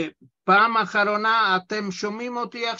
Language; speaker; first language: Hebrew; non-native, fluent; Italian